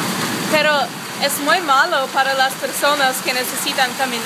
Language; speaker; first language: Spanish; non-native, learner; English